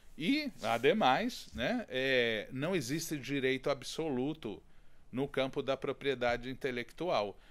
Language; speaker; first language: Portuguese; native; Portuguese